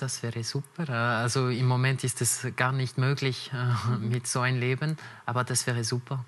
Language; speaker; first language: German; non-native, local second language; French